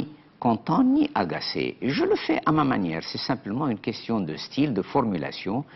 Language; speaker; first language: French; non-native, local second language; Arabic